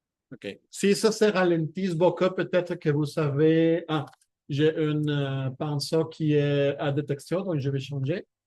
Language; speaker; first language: French; non-native, fluent; Spanish